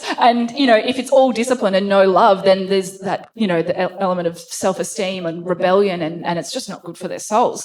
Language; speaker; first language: English; native; English